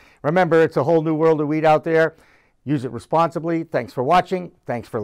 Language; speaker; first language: English; native; English